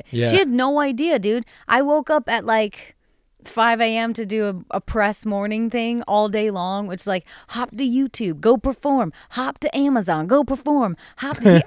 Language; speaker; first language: English; native; English